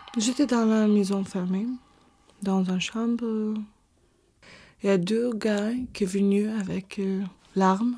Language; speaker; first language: French; non-native, learner; Arabic